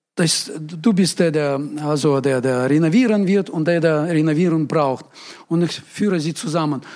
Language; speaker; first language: German; non-native, fluent; Russian